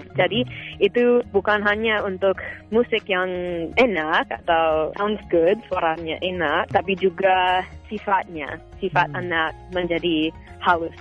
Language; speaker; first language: Indonesian; non-native, fluent; English